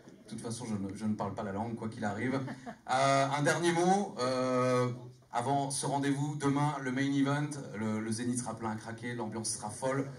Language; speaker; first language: French; native; French